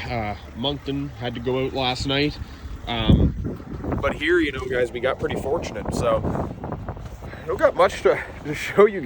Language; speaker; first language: English; native; English